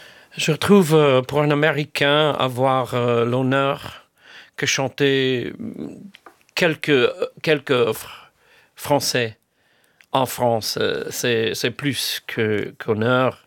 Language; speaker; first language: French; non-native, fluent; English